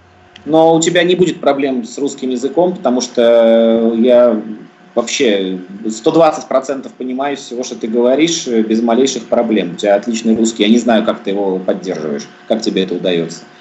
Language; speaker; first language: Russian; native; Russian